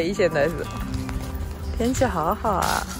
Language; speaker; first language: Chinese; native; Chinese